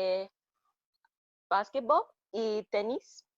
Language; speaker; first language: Spanish; non-native, learner; English